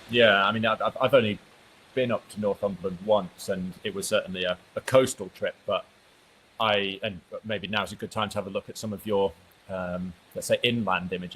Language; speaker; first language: English; native; English